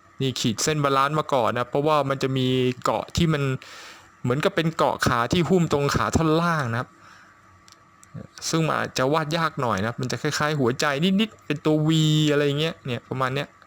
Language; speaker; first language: Thai; native; Thai